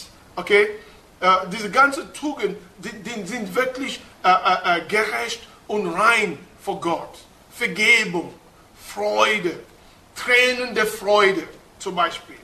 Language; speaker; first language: German; non-native, fluent; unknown